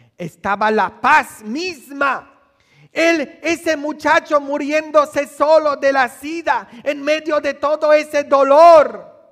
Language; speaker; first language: Spanish; non-native, fluent; Polish